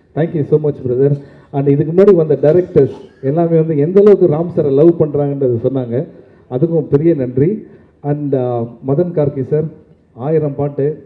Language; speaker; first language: Tamil; native; Tamil